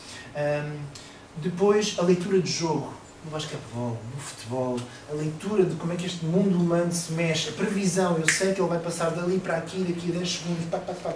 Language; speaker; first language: Portuguese; native; Portuguese